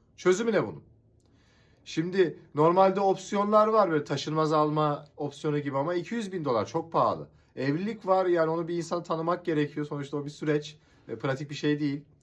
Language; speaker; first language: Turkish; native; Turkish